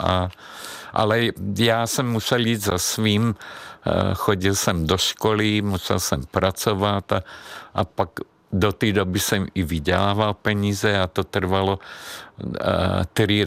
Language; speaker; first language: Czech; non-native, fluent; Hungarian